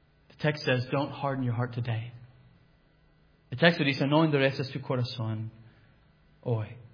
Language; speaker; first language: English; native; English